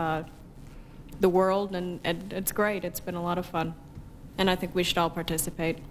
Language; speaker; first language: English; native; English